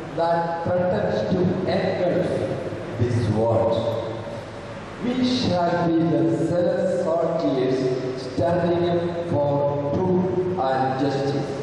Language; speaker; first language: English; non-native, local second language; Malayalam